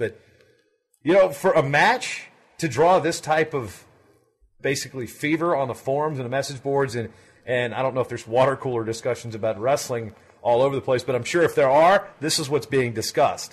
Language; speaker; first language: English; native; English